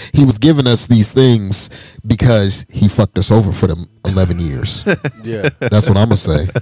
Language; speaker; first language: English; native; English